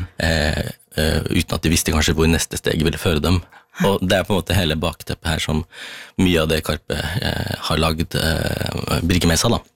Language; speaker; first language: Norwegian; early bilingual, other home language; Tamil